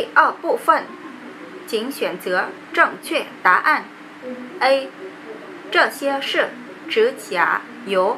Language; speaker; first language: Chinese; non-native, learner; Vietnamese